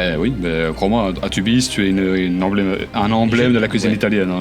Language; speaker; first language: French; native; French